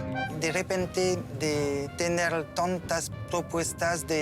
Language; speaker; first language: Spanish; non-native, learner; French